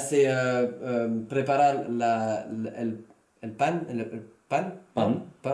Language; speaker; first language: Spanish; non-native, learner; French